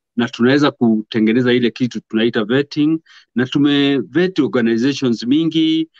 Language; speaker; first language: Swahili; non-native, local second language; Kikuyu